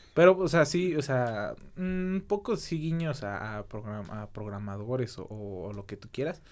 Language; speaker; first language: Spanish; native; Spanish